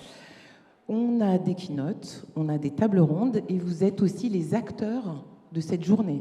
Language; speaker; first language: French; native; French